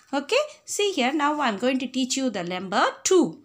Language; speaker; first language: English; non-native, local second language; Tamil